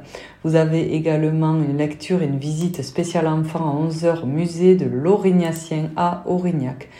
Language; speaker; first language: French; native; French